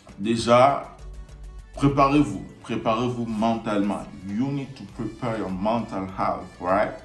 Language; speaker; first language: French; non-native, local second language; Lingala